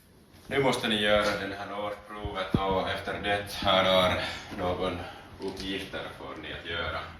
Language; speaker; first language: Swedish; non-native, local second language; Finnish